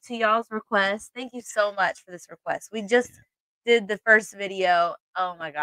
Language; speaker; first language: English; native; English